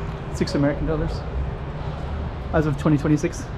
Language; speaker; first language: English; native; English